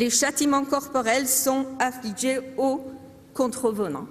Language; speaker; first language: French; non-native, fluent; Persian